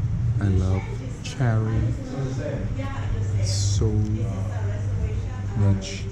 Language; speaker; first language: English; non-native, learner; Korean